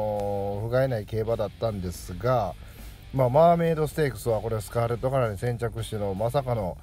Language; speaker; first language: Japanese; native; Japanese